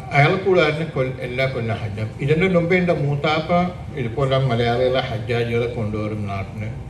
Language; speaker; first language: Malayalam; early bilingual, heritage; Malayalam